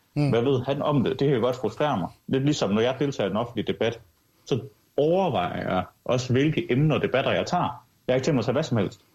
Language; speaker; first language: Danish; early bilingual, other home language; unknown